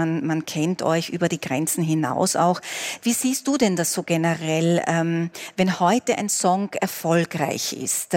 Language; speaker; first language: German; native; German